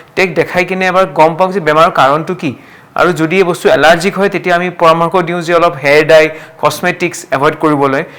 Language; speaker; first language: Assamese; non-native, local second language; Marwari